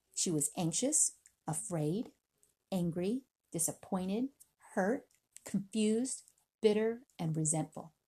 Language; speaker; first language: English; native; English